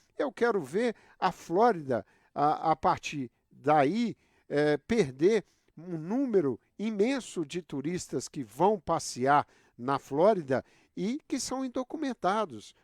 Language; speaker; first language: Portuguese; native; Portuguese